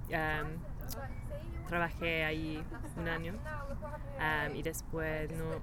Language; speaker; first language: Spanish; non-native, learner; English